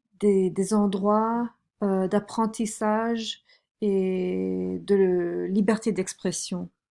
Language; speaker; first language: French; non-native, fluent; German